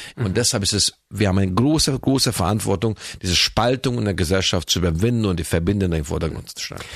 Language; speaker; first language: German; non-native, fluent; Hungarian